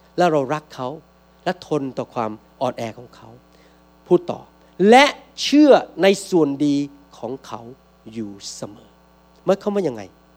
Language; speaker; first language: Thai; native; Thai